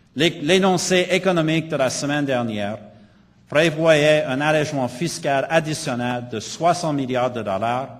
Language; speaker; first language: French; non-native, local second language; English